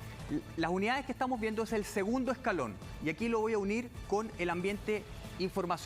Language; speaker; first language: Spanish; native; Spanish